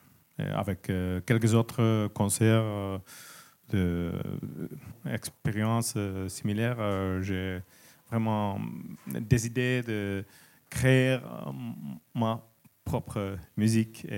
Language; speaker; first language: French; non-native, learner; Finnish